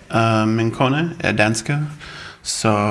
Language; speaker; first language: Danish; non-native, learner; English